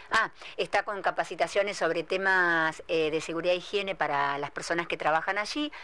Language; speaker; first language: Spanish; native; Spanish